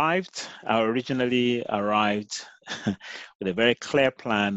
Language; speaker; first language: English; native; English